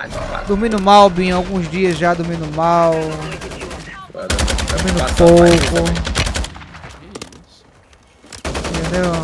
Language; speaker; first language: Portuguese; native; Portuguese